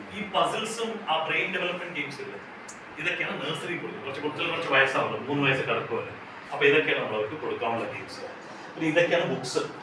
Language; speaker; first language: Malayalam; non-native, local second language; Hindi